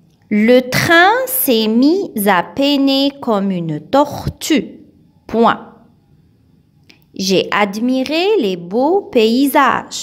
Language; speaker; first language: French; non-native, local second language; Arabic